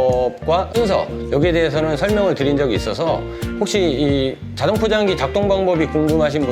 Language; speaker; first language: Korean; native; Korean